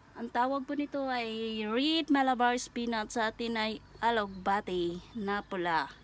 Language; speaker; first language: Filipino; non-native, local second language; Cebuano